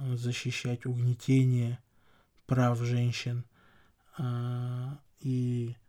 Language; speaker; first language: Russian; non-native, local second language; Chechen